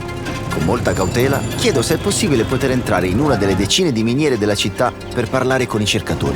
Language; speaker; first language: Italian; native; Italian